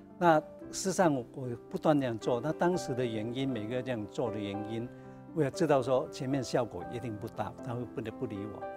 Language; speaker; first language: Chinese; non-native, local second language; Cantonese